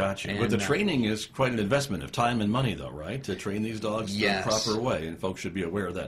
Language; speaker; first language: English; native; English